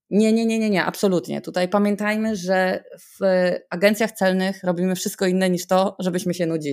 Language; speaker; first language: Polish; native; Polish